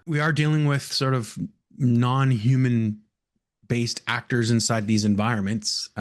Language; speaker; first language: English; native; English